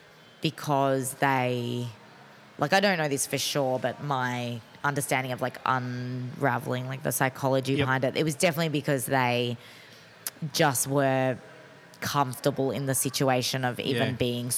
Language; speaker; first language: English; native; English